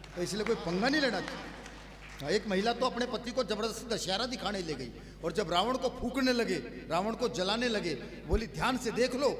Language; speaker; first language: Hindi; native; Hindi